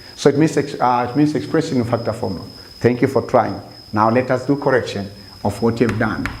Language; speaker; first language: English; non-native, local second language; Swahili